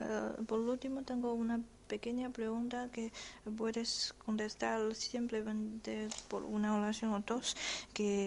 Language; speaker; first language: Spanish; non-native, fluent; Chinese